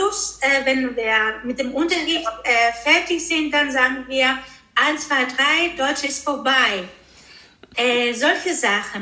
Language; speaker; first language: German; non-native, fluent; Greek